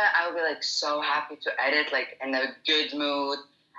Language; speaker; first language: English; non-native, fluent; Arabic